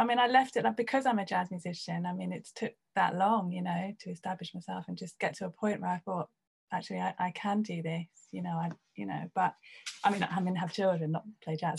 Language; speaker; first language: English; native; English